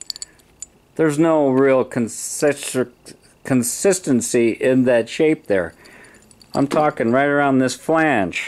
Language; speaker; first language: English; native; English